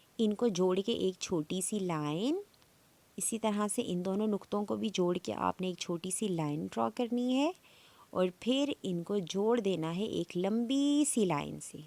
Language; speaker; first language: Urdu; native; Urdu